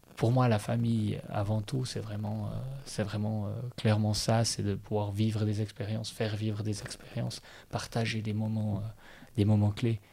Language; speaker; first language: French; native; French